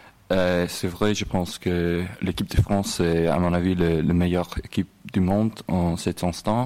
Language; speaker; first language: French; non-native, fluent; English